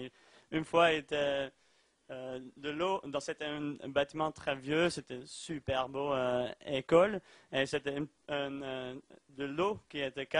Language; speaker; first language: French; non-native, learner; Dutch